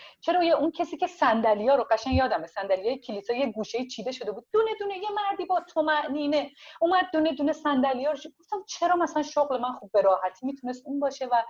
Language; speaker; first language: Persian; non-native, local second language; Azerbaijani